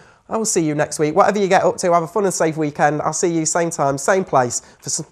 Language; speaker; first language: English; native; English